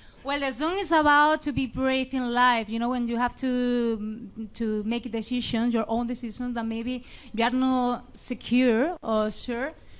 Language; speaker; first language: English; non-native, fluent; Spanish